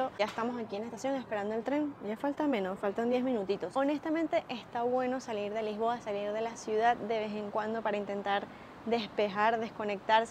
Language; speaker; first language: Spanish; native; Spanish